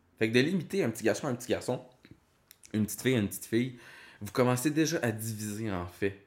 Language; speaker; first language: French; native; French